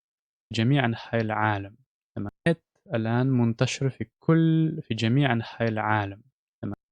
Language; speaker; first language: Arabic; non-native, fluent; Russian